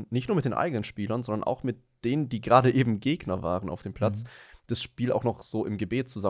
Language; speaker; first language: German; native; German